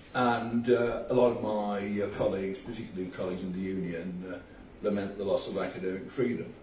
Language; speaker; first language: English; native; English